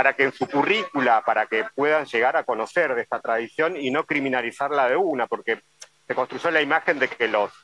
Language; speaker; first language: Spanish; native; Spanish